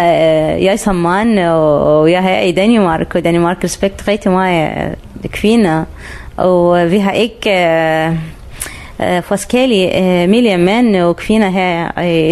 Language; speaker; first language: Danish; non-native, learner; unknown